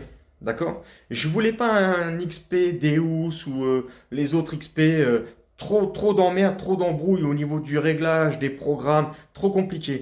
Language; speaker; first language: French; native; French